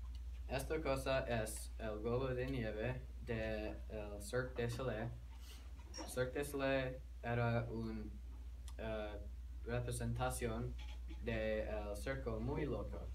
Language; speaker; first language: Spanish; non-native, learner; English